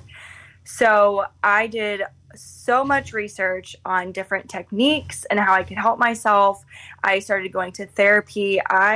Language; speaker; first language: English; native; English